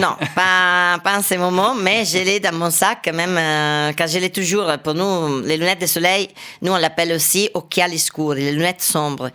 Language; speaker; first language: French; non-native, fluent; Italian